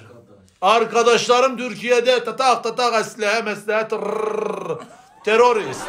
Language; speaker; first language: Turkish; non-native, learner; Azerbaijani